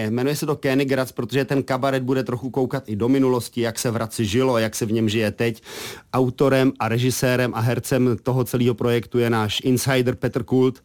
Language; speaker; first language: Czech; native; Czech